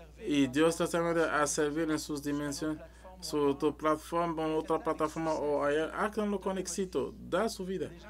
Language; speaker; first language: Spanish; non-native, learner; French